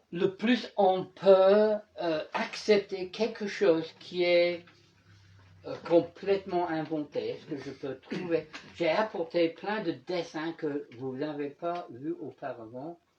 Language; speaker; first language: French; non-native, fluent; English